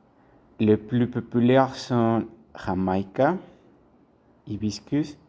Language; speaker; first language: French; non-native, learner; Spanish